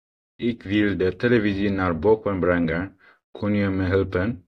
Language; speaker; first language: Dutch; non-native, learner; Tigrinya